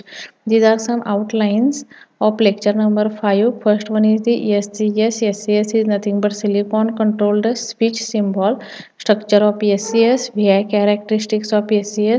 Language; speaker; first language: English; non-native, local second language; Marathi